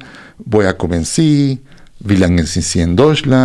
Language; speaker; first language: German; non-native, fluent; Spanish